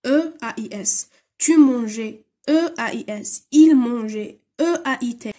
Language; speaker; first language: French; non-native, local second language; Arabic